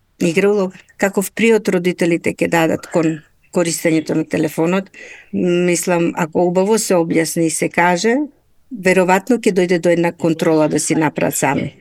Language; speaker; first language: Macedonian; native; Macedonian